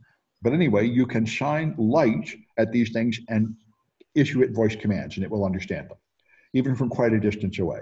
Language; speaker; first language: English; native; English